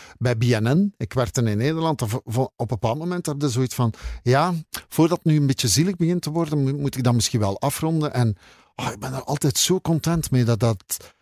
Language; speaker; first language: Dutch; native; Dutch